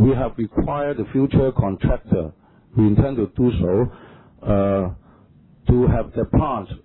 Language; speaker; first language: English; non-native, local second language; Cantonese